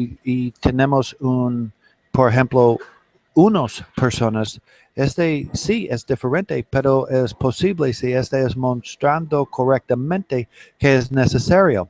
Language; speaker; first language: Spanish; non-native, learner; English